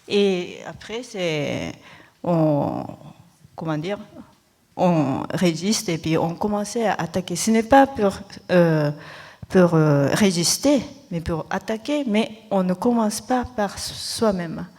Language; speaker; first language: French; non-native, fluent; Japanese